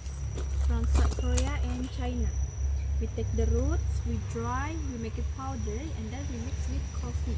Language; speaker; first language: English; non-native, fluent; Indonesian